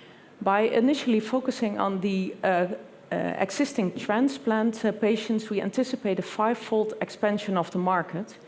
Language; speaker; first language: English; non-native, fluent; Dutch